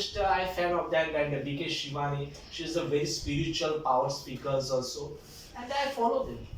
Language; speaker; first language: English; non-native, local second language; Marathi